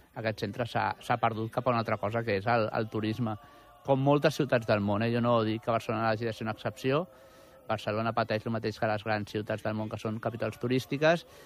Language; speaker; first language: Catalan; native; Catalan